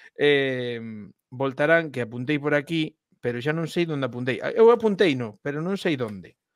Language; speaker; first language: Galician; native; Galician